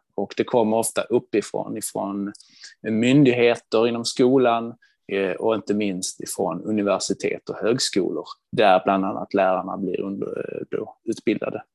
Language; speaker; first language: Swedish; early bilingual, other home language; Hebrew